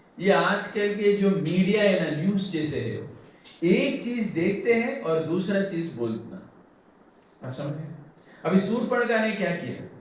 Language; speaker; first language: Hindi; non-native, local second language; Tamil